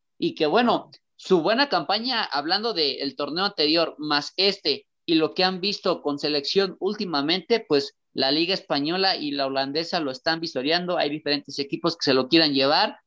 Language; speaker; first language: Spanish; native; Spanish